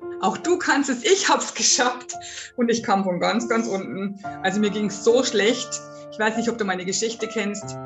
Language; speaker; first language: German; native; German